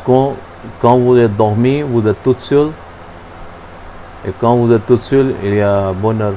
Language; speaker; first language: French; non-native, learner; Hindi